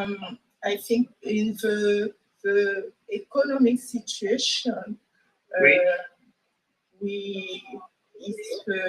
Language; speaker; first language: English; non-native, local second language; French